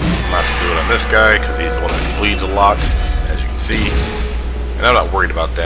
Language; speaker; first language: English; native; English